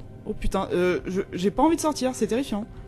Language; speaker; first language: French; native; French